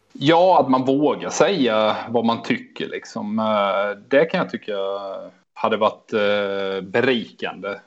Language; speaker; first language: Swedish; native; Swedish